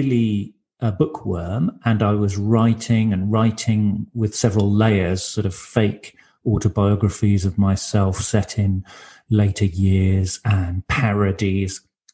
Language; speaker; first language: English; native; English